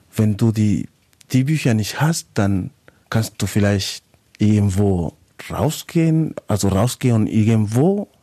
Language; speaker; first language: German; non-native, fluent; Spanish